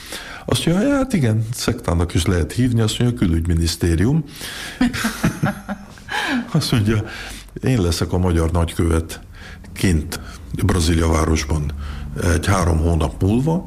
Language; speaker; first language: Hungarian; early bilingual, heritage; Hungarian